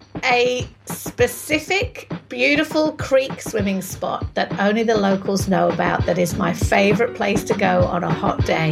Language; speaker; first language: English; native; English